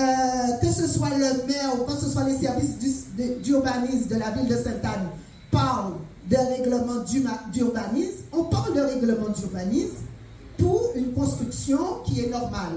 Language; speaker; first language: French; native; French